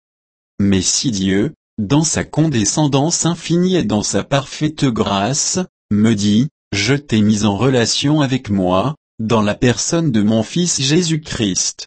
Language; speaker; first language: French; native; French